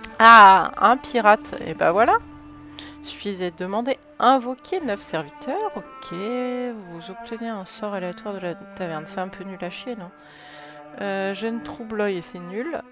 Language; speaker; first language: French; native; French